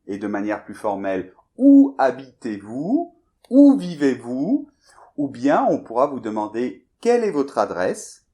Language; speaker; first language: French; native; French